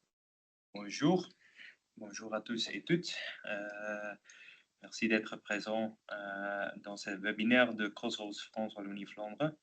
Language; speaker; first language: French; non-native, local second language; Dutch